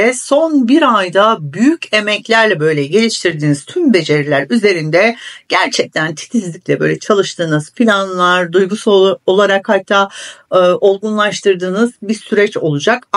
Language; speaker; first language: Turkish; native; Turkish